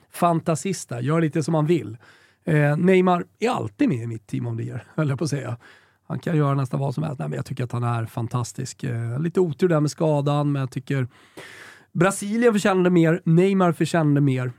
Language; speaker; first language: Swedish; native; Swedish